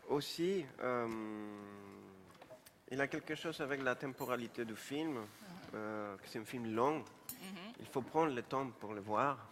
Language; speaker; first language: French; non-native, fluent; Spanish